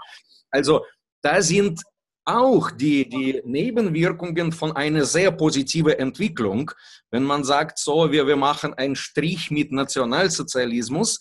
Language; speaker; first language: German; non-native, fluent; Russian